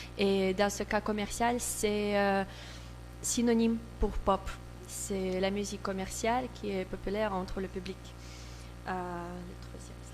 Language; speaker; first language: French; non-native, learner; Russian